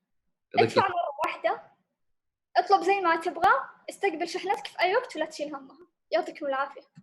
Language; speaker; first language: Arabic; native; Arabic